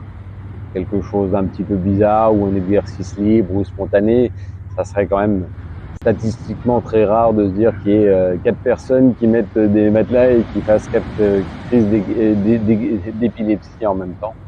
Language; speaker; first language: French; native; French